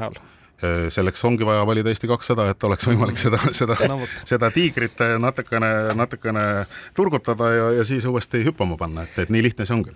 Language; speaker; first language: Estonian; native; Estonian